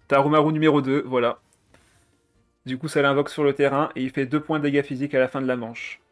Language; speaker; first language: French; native; French